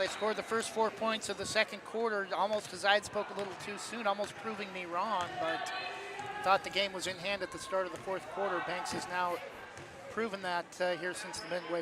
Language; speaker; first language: English; native; English